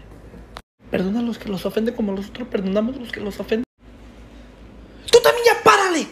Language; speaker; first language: Spanish; early bilingual, heritage; Spanish